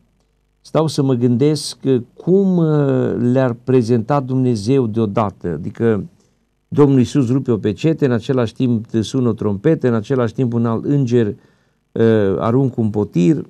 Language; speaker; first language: Romanian; native; Romanian